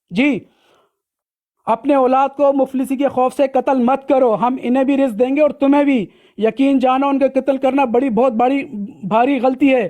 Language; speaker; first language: Urdu; native; Urdu